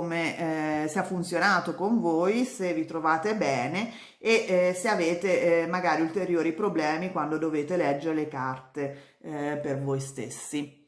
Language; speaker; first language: Italian; native; Italian